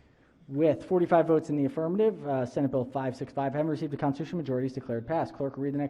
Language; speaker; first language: English; native; English